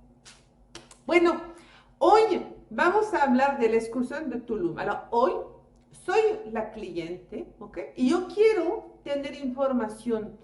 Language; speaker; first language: Spanish; native; Spanish